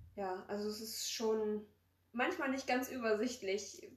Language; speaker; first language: German; early bilingual, other home language; Polish